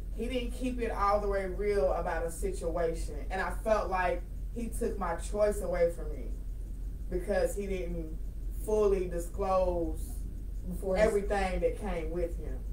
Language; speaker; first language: English; native; English